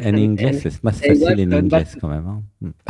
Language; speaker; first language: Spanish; non-native, learner; French